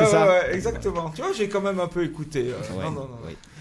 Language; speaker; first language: French; native; French